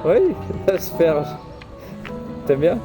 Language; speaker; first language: French; native; French